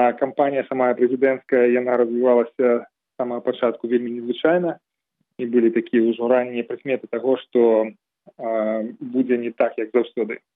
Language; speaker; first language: Belarusian; non-native, local second language; Russian